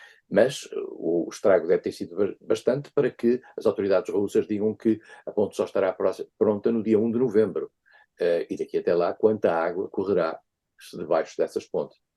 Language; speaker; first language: Portuguese; native; Portuguese